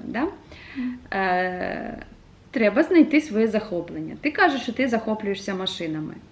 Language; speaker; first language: Ukrainian; non-native, local second language; Russian